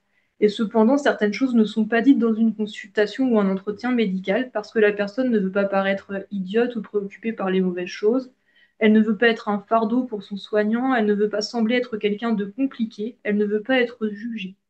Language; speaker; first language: French; native; French